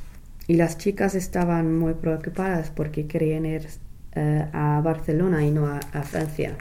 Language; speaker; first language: Spanish; non-native, fluent; English